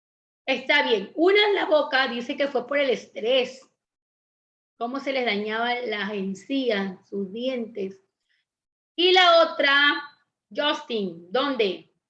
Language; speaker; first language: Spanish; native; Spanish